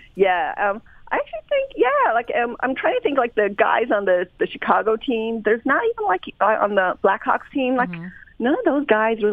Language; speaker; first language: English; native; English